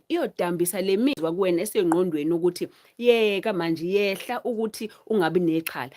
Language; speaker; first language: Zulu; native; Zulu